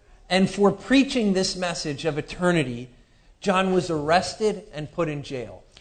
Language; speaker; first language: English; native; English